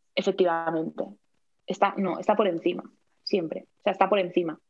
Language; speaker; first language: Spanish; native; Spanish